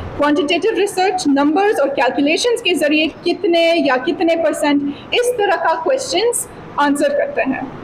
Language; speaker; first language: Hindi; non-native, fluent; English